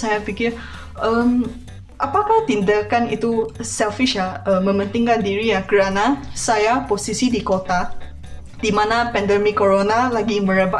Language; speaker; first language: Indonesian; non-native, fluent; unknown